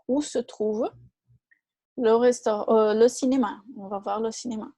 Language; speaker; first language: French; non-native, fluent; Portuguese